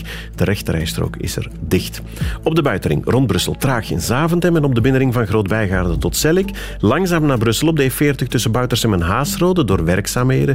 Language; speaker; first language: Dutch; native; Dutch